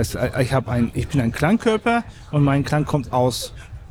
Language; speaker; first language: German; non-native, fluent; Turkish